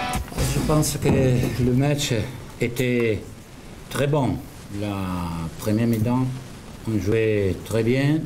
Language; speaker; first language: French; non-native, learner; Italian